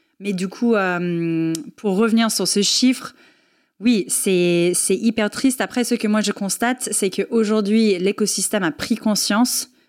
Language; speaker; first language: French; non-native, fluent; English